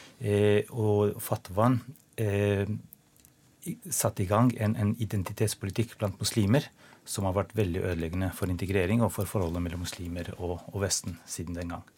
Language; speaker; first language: Norwegian; non-native, fluent; Albanian